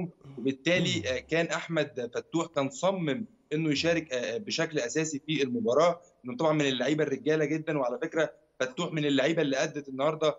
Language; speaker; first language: Arabic; native; Arabic